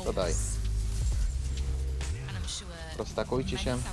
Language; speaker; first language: Polish; native; Polish